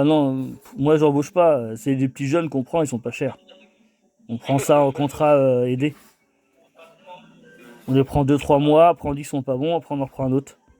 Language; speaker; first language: French; native; French